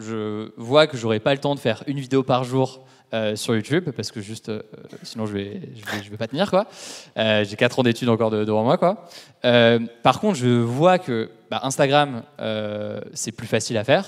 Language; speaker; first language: French; native; French